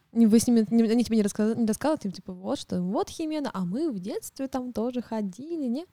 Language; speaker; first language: Russian; native; Russian